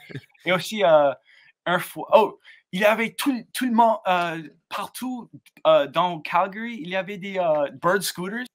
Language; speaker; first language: French; non-native, learner; English